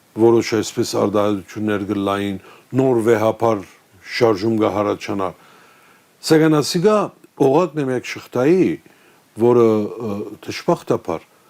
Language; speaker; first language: Armenian; early bilingual, heritage; Armenian